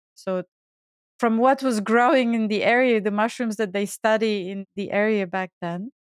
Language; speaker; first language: English; non-native, fluent; Bulgarian